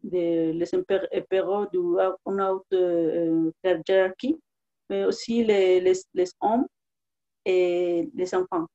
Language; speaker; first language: French; non-native, learner; Spanish